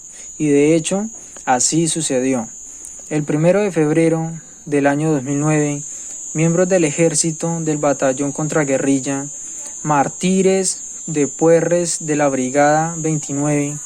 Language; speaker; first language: Spanish; native; Spanish